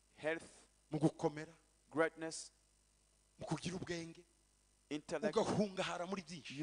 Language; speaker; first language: English; non-native, fluent; Kinyarwanda